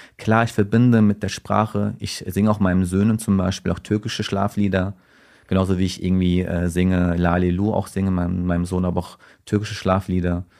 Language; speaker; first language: German; early bilingual, other home language; Turkish